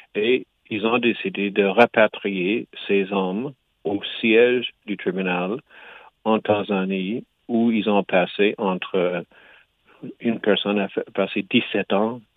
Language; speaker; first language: French; native; French